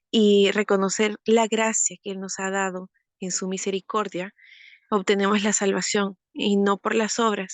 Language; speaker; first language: Spanish; native; Spanish